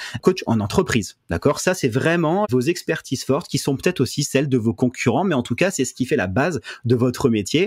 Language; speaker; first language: French; native; French